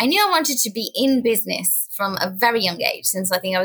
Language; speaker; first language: English; non-native, local second language; Urdu